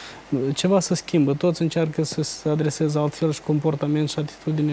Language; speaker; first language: Romanian; native; Romanian